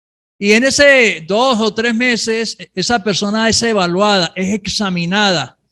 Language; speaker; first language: Spanish; native; Spanish